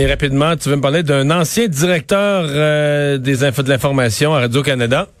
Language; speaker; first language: French; native; French